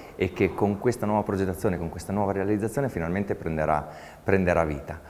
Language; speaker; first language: Italian; native; Italian